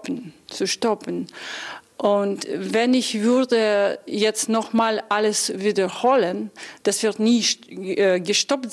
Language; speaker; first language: German; non-native, fluent; Russian